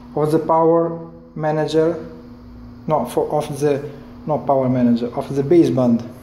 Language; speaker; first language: English; non-native, learner; Italian